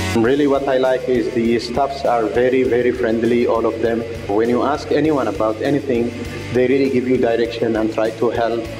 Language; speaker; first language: English; non-native, fluent; Arabic